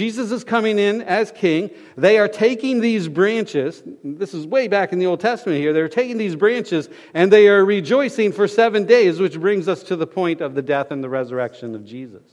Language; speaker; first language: English; native; English